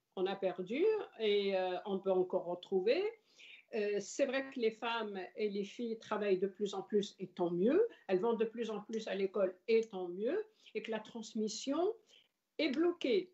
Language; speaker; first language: French; non-native, local second language; Arabic